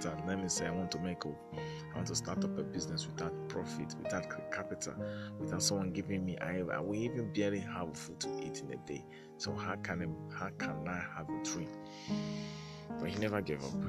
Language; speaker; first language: English; non-native, local second language; Igbo